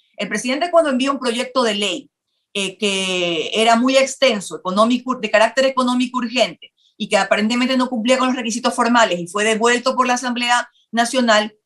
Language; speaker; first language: Spanish; native; Spanish